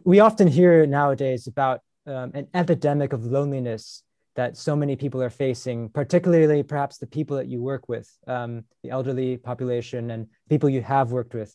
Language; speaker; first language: English; native; English